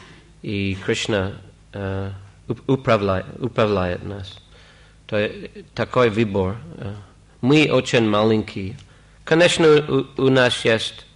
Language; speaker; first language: Russian; non-native, fluent; English